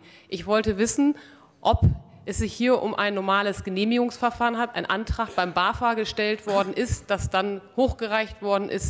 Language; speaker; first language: German; native; German